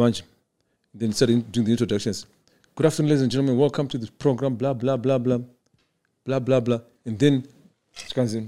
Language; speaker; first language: English; non-native, local second language; Shona